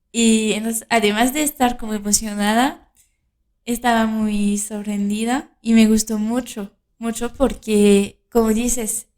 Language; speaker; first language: Spanish; non-native, fluent; French